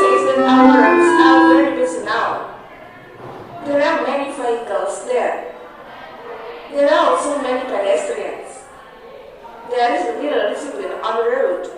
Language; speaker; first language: English; non-native, fluent; Indonesian